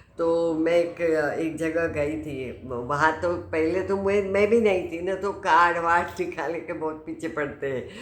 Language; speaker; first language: Hindi; non-native, local second language; Marathi